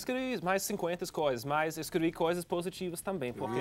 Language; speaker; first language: Portuguese; non-native, fluent; English